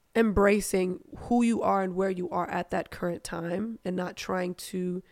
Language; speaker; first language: English; non-native, fluent; German